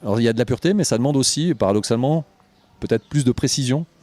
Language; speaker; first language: French; native; French